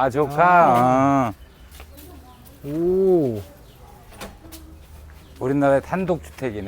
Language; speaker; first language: Korean; native; Korean